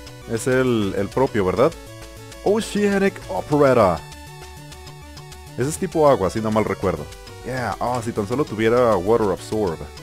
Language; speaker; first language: Spanish; native; Spanish